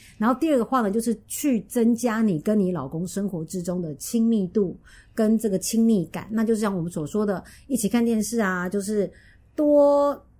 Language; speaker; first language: Chinese; native; Chinese